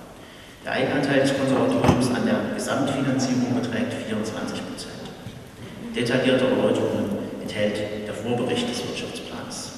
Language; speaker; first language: German; native; German